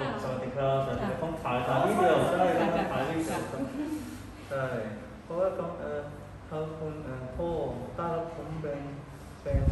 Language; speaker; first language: Thai; non-native, learner; Cantonese